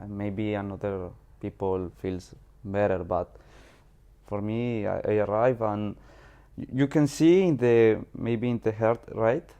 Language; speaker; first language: English; non-native, learner; Spanish